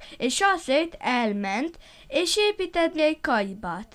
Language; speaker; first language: Hungarian; non-native, local second language; Romanian